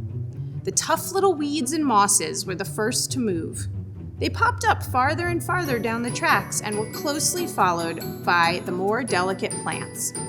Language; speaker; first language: English; native; English